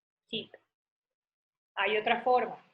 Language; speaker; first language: Spanish; native; Spanish